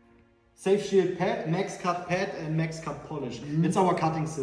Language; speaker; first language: English; non-native, fluent; German